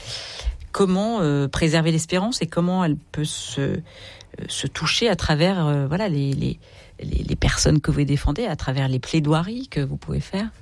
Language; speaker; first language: French; native; French